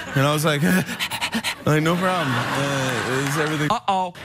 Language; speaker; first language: English; native; English